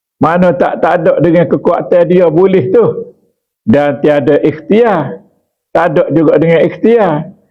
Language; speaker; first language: Malay; native; Malay